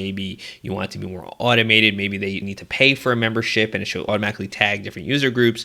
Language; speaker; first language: English; native; English